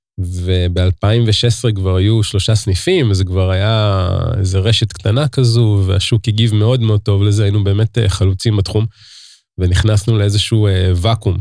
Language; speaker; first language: Hebrew; native; Hebrew